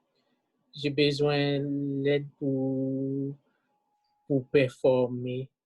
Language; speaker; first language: French; non-native, local second language; Haitian Creole